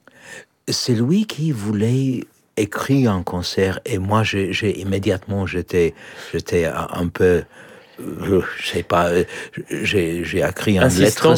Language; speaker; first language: French; non-native, fluent; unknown